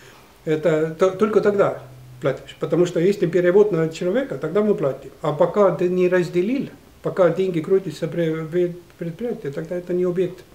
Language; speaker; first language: Russian; non-native, local second language; Estonian